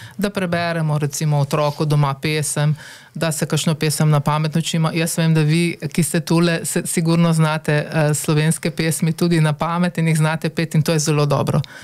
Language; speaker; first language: Slovenian; native; Slovenian